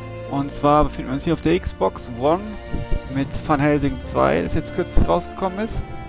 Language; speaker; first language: German; native; German